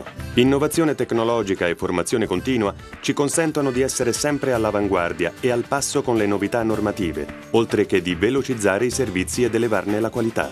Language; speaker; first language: Italian; native; Italian